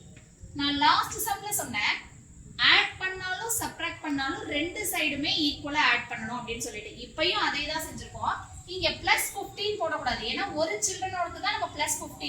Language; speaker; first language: Tamil; native; Tamil